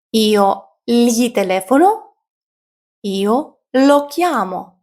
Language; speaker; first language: Italian; non-native, fluent; Ukrainian